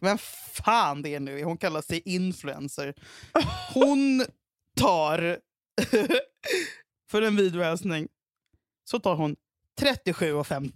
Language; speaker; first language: Swedish; native; Swedish